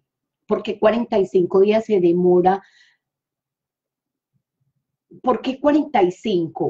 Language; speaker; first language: Spanish; native; Spanish